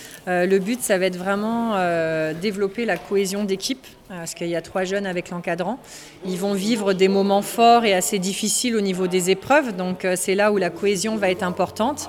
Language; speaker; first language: French; native; French